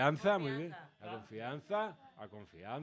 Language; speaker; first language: Spanish; native; Spanish